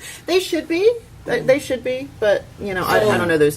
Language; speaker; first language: English; native; English